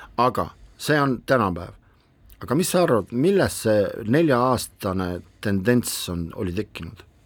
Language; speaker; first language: Estonian; non-native, local second language; Russian